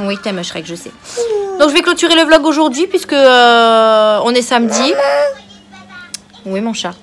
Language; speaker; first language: French; native; French